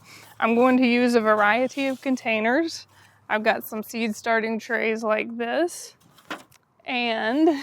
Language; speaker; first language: English; native; English